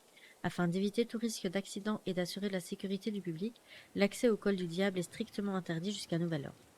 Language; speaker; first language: French; native; French